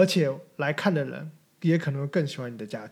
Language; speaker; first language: Chinese; native; Chinese